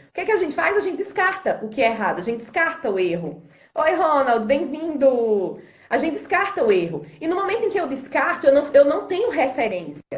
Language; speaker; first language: Portuguese; native; Portuguese